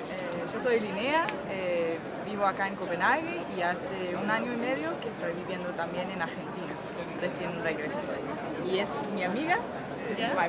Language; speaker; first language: Spanish; non-native, fluent; Danish